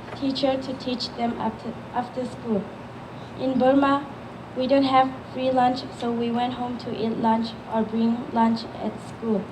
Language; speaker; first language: English; early bilingual, other home language; Burmese